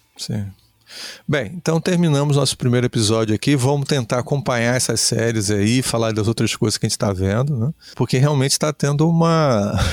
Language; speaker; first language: Portuguese; native; Portuguese